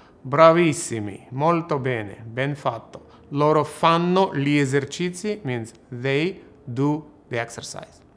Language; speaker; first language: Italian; non-native, fluent; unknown